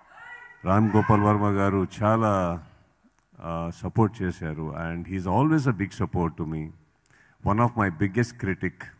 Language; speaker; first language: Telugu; non-native, learner; Kannada